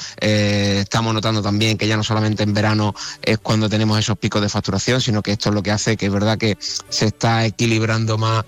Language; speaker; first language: Spanish; native; Spanish